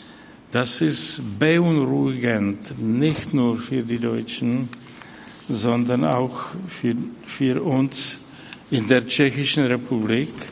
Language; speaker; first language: German; non-native, fluent; Czech